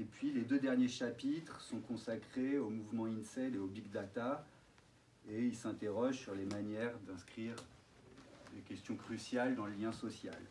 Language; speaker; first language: French; native; French